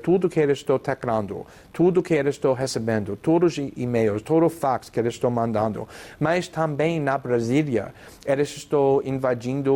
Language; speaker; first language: Portuguese; non-native, fluent; English